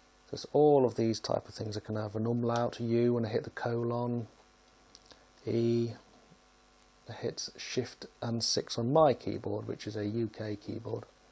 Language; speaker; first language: English; native; English